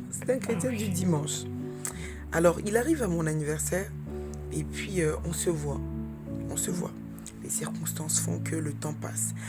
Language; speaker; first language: French; early bilingual, other home language; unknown